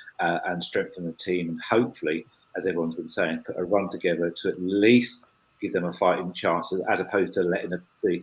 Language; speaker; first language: English; native; English